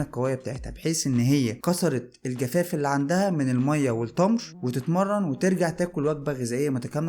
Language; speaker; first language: Arabic; native; Arabic